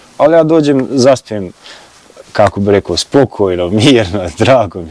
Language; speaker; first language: Croatian; native; Croatian